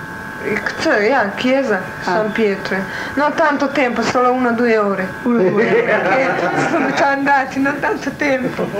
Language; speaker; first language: Italian; non-native, learner; Croatian